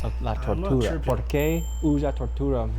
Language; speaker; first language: Spanish; non-native, learner; English